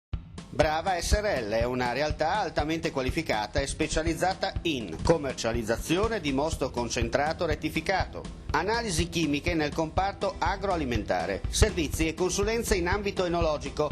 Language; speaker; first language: Italian; native; Italian